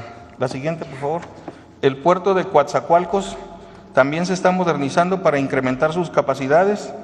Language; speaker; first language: Spanish; native; Spanish